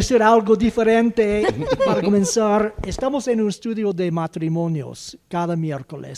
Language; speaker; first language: Spanish; non-native, learner; English